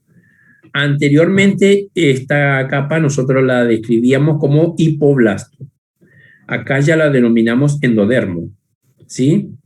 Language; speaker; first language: Spanish; native; Spanish